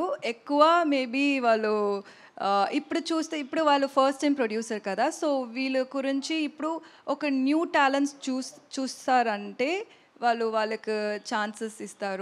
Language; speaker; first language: Telugu; non-native, learner; Tamil